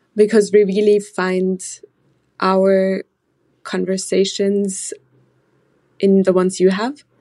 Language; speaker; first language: English; non-native, fluent; German